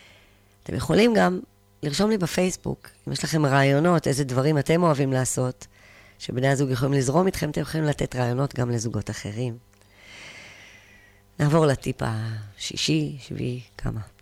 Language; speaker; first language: Hebrew; native; Hebrew